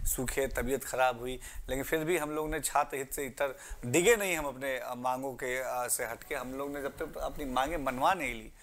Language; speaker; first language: Hindi; native; Hindi